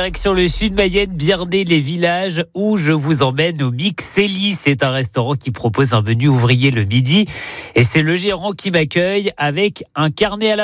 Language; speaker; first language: French; native; French